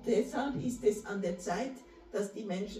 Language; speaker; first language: German; non-native, fluent; Portuguese